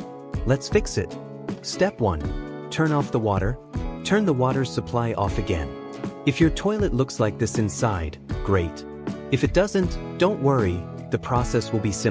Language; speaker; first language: English; native; English